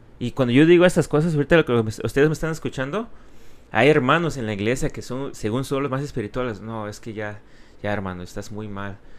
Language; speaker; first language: Spanish; early bilingual, heritage; Spanish